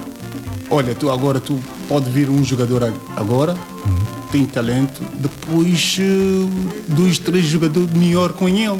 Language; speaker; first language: Portuguese; non-native, learner; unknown